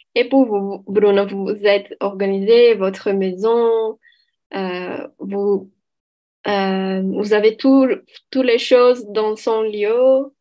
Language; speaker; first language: French; non-native, fluent; Portuguese